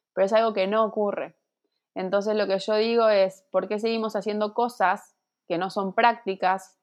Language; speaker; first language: Spanish; native; Spanish